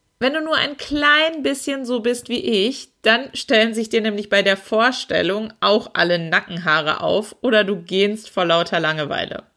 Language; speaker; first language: German; native; German